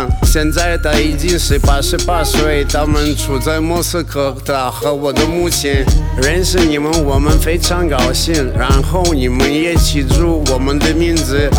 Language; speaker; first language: Chinese; non-native, learner; Russian